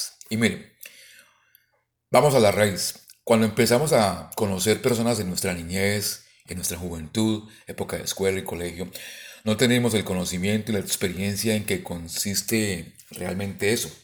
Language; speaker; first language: Spanish; native; Spanish